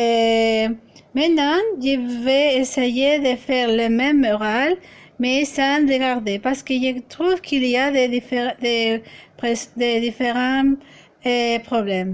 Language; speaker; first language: French; non-native, fluent; Spanish